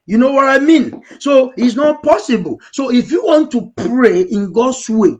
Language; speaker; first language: English; non-native, local second language; Yoruba